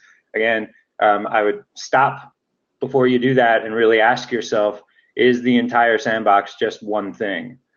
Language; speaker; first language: English; native; English